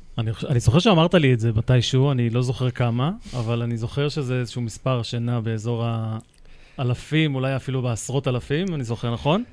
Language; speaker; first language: Hebrew; native; Hebrew